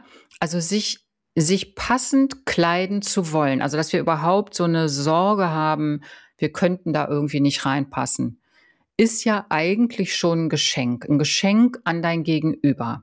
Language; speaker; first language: German; native; German